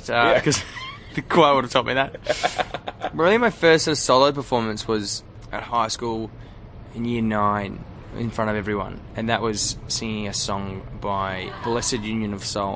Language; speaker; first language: English; native; English